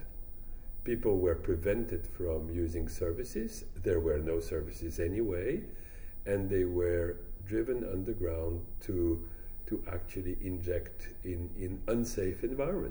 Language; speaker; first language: English; non-native, fluent; French